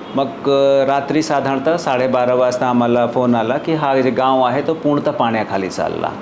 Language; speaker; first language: Marathi; non-native, fluent; Hindi